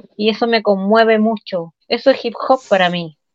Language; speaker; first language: Spanish; native; Spanish